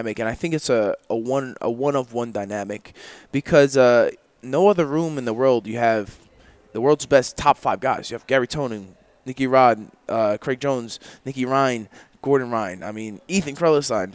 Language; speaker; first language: English; native; English